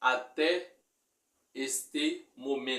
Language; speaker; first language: Portuguese; non-native, fluent; Haitian Creole